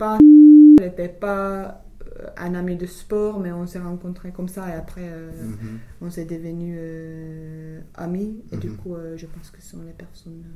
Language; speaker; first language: French; non-native, fluent; English